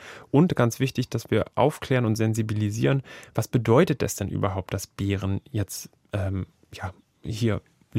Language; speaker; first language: German; native; German